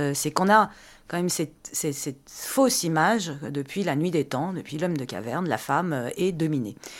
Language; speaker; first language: French; early bilingual, other home language; Persian